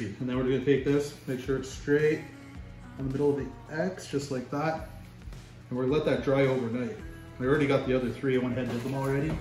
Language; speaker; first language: English; native; English